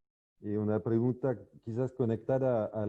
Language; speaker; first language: Spanish; non-native, fluent; French